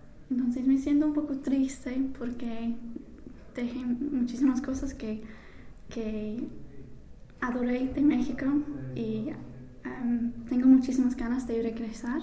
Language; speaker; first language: Spanish; non-native, fluent; English